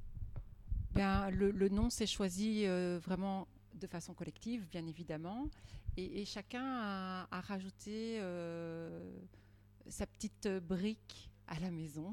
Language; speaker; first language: French; native; French